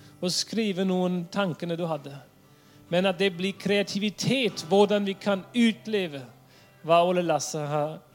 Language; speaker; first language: Norwegian; non-native, fluent; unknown